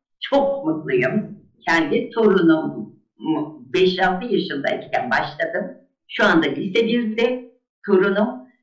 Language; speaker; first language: Turkish; native; Turkish